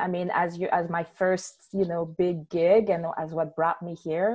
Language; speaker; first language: English; non-native, fluent; French